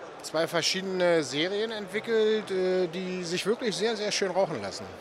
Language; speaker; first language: German; native; German